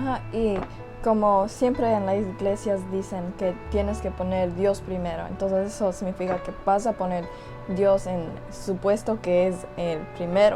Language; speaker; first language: Spanish; early bilingual, heritage; English